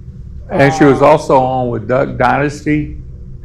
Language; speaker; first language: English; native; English